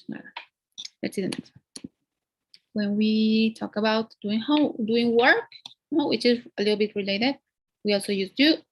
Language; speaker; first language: English; non-native, fluent; Spanish